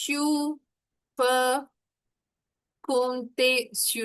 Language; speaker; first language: French; non-native, fluent; Hindi